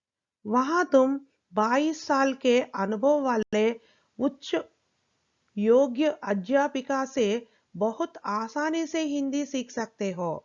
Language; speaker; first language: Hindi; non-native, local second language; Telugu